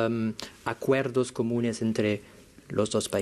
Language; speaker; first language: Spanish; non-native, fluent; French